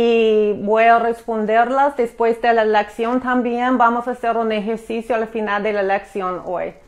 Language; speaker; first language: Spanish; non-native, fluent; English